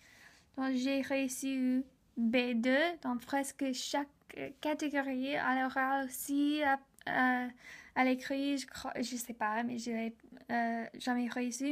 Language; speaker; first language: French; non-native, learner; English